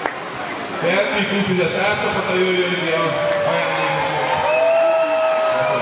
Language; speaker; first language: Hungarian; native; Hungarian